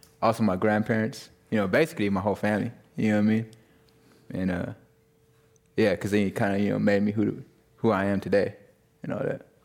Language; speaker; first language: English; native; English